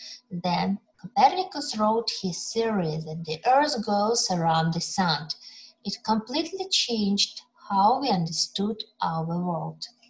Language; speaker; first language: English; non-native, fluent; Ukrainian